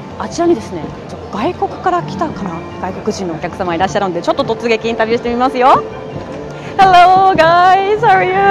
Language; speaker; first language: Japanese; native; Japanese